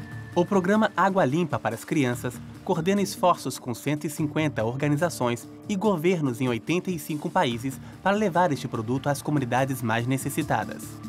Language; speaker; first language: Portuguese; native; Portuguese